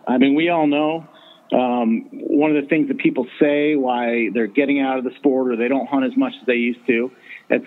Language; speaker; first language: English; native; English